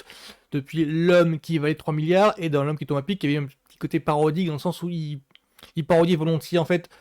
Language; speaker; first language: French; native; French